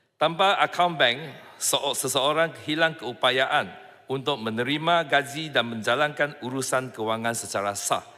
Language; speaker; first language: Malay; non-native, local second language; Chinese